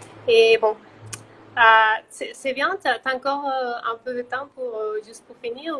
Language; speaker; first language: French; non-native, fluent; Spanish